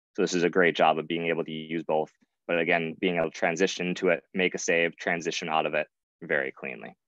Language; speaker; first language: English; native; English